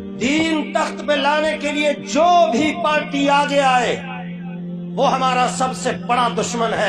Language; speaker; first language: Urdu; native; Urdu